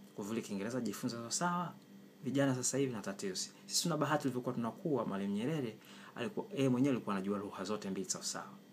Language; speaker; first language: Swahili; non-native, local second language; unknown